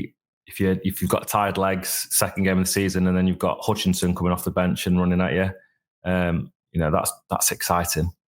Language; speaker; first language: English; native; English